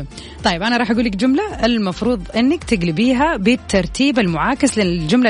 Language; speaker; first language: Arabic; native; Arabic